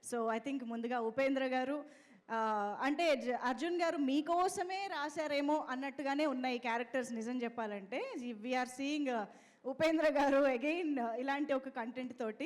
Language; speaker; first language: Telugu; native; Telugu